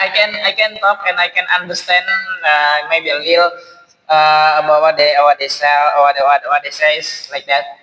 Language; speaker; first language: English; non-native, learner; Indonesian